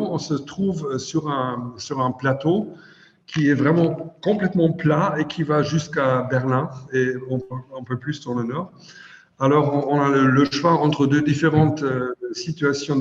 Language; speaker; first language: French; non-native, fluent; German